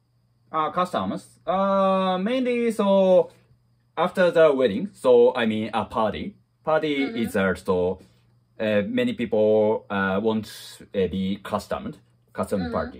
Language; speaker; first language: English; non-native, learner; Japanese